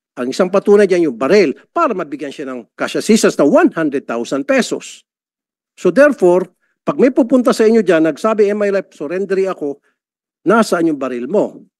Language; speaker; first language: Filipino; native; Filipino